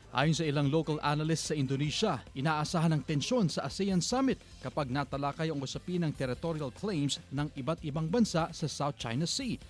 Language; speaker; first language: Filipino; native; Filipino